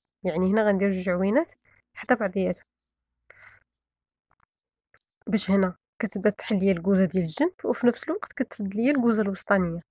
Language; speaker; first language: Arabic; native; Arabic